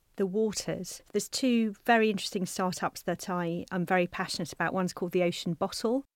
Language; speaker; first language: English; native; English